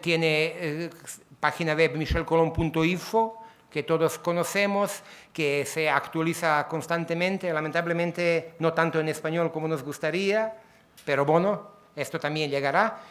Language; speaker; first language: Spanish; native; Spanish